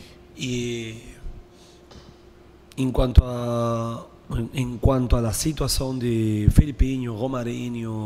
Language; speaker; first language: Portuguese; non-native, learner; Spanish